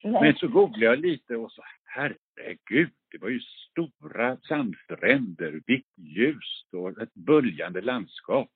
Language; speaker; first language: Swedish; early bilingual, other home language; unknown